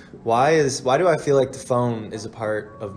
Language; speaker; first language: English; native; English